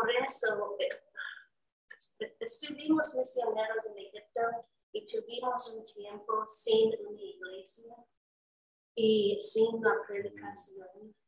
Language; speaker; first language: Spanish; non-native, learner; English